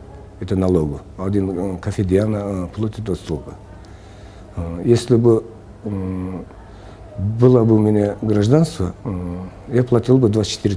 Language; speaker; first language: Russian; non-native, local second language; Kyrgyz